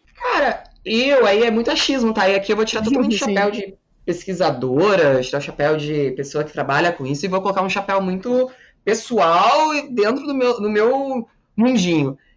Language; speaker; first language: Portuguese; native; Portuguese